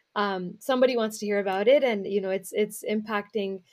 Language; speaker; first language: English; native; English